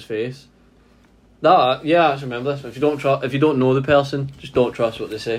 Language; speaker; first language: English; native; English